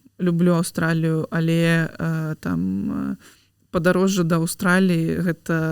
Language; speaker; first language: Belarusian; non-native, local second language; Russian